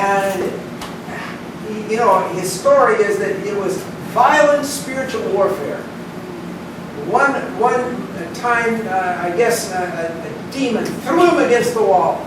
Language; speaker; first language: English; native; English